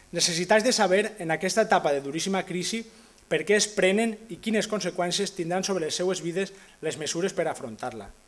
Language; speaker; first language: Catalan; native; Catalan